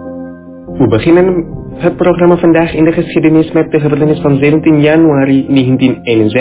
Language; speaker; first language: Dutch; non-native, fluent; Indonesian